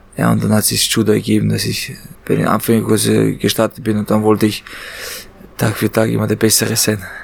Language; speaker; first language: German; early bilingual, other home language; Chechen